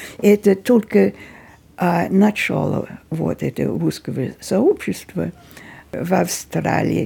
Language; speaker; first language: Russian; non-native, fluent; English